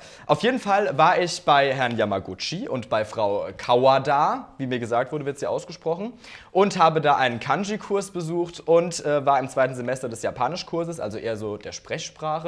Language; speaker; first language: German; native; German